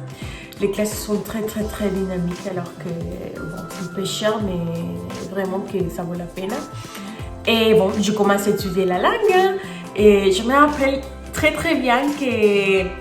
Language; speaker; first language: French; non-native, fluent; Spanish